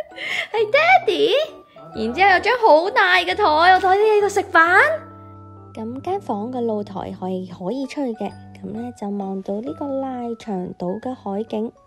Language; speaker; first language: Cantonese; native; Cantonese